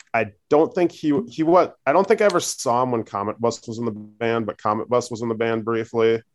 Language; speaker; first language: English; native; English